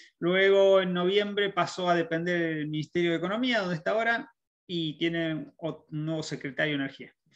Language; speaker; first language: Spanish; native; Spanish